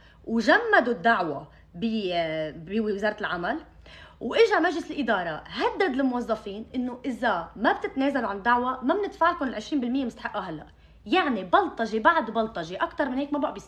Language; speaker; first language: Arabic; native; Arabic